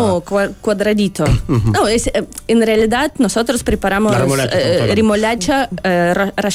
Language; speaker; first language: Spanish; non-native, learner; Russian